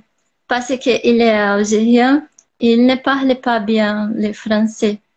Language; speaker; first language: French; non-native, learner; Portuguese